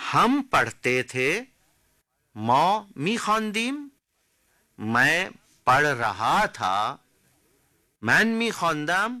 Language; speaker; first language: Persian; non-native, fluent; Urdu